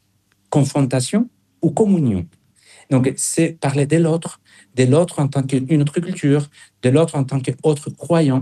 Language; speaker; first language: French; non-native, fluent; Spanish